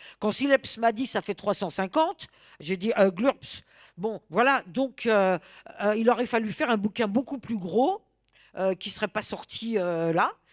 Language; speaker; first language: French; native; French